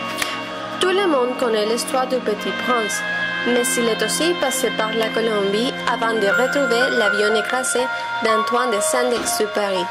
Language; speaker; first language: French; non-native, learner; Spanish